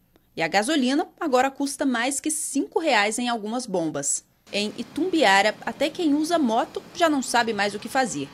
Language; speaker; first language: Portuguese; native; Portuguese